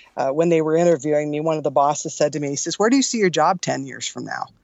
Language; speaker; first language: English; native; English